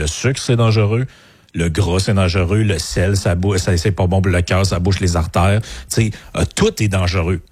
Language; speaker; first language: French; native; French